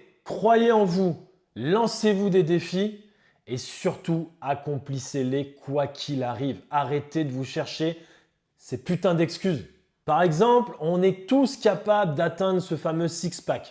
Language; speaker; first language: French; native; French